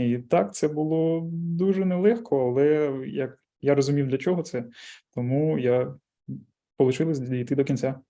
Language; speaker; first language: Ukrainian; non-native, local second language; Russian